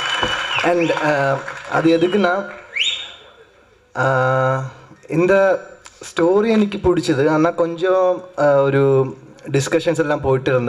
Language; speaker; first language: Tamil; non-native, learner; Malayalam